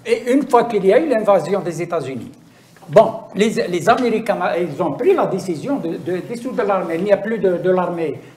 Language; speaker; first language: French; non-native, local second language; Arabic